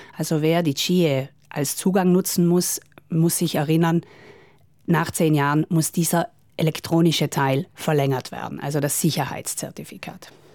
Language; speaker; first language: German; native; German